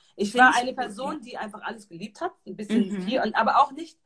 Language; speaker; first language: German; native; German